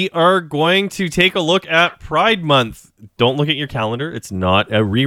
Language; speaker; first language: English; native; English